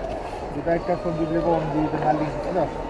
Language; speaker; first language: Swedish; native; Swedish